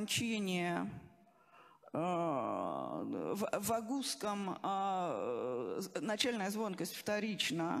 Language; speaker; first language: Russian; native; Russian